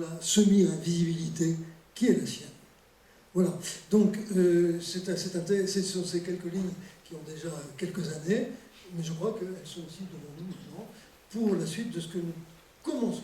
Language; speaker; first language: French; native; French